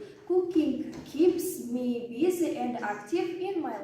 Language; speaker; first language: English; non-native, learner; Kazakh